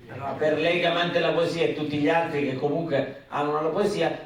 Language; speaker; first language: Italian; native; Italian